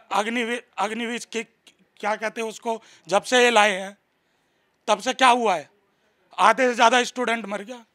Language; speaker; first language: Hindi; native; Hindi